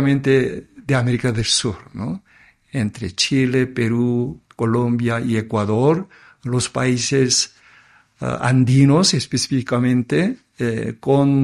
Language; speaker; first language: Spanish; non-native, fluent; Korean